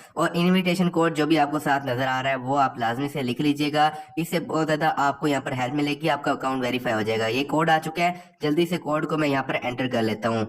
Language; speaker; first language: Urdu; non-native, local second language; Punjabi